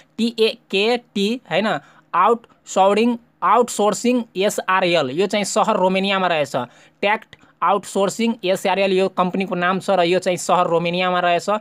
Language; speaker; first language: Nepali; non-native, local second language; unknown